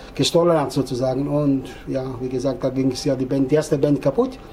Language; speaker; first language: German; non-native, fluent; Italian